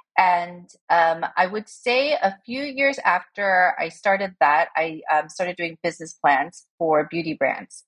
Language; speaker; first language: English; early bilingual, other home language; Korean